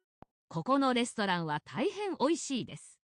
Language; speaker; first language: Japanese; non-native, learner; English